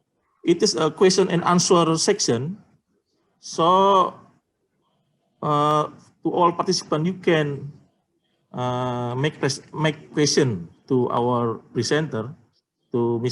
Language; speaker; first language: English; non-native, learner; Indonesian